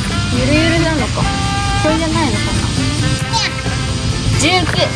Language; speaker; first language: Japanese; native; Japanese